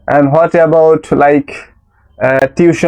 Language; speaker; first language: English; non-native, learner; Bangla